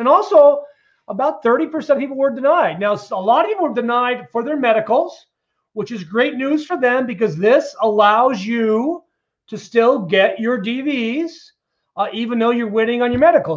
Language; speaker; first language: English; native; English